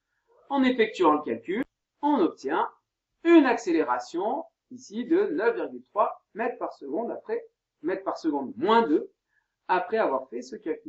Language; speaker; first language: French; native; French